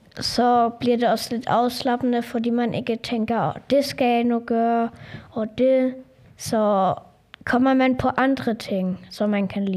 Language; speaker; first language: Danish; non-native, local second language; German